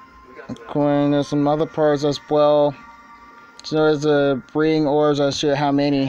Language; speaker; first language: English; native; English